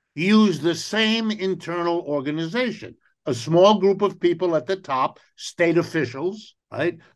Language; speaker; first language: English; native; English